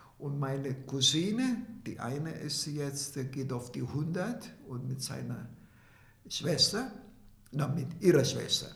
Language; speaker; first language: German; non-native, fluent; Italian